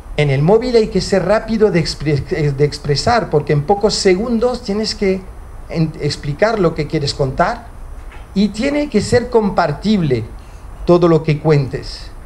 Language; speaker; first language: Spanish; early bilingual, heritage; Spanish